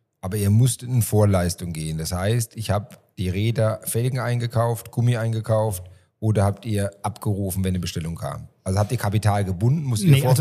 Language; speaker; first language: German; native; German